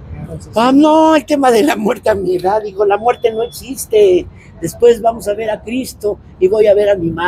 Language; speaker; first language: Spanish; native; Spanish